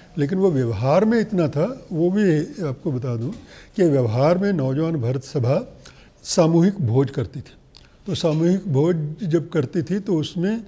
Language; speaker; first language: Hindi; native; Hindi